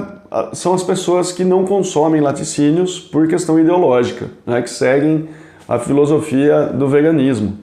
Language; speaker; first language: Portuguese; native; Portuguese